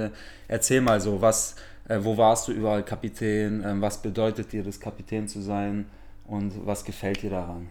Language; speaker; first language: German; native; German